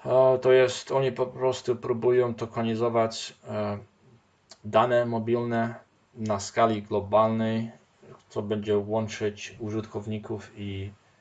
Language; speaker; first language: Polish; early bilingual, heritage; Polish